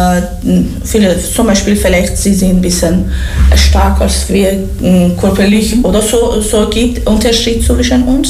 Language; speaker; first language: German; non-native, learner; Persian